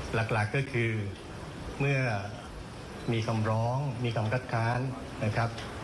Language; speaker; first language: Thai; native; Thai